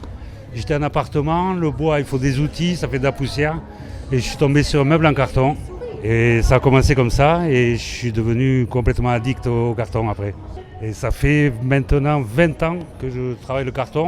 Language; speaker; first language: French; native; French